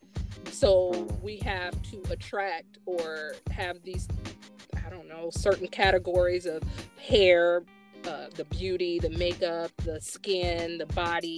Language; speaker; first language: English; native; English